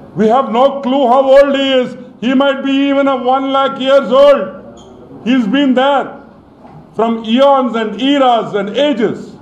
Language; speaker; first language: English; non-native, local second language; Telugu